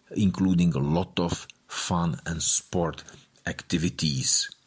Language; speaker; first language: English; non-native, fluent; Czech